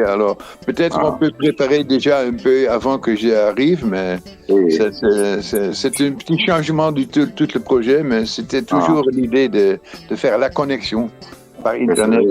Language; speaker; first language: French; non-native, fluent; Dutch